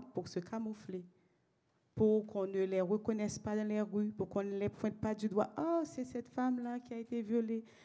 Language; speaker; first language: French; native; French